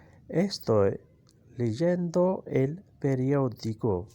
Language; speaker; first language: Spanish; non-native, learner; Urdu